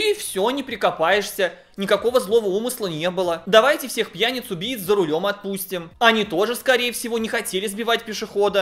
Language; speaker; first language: Russian; native; Russian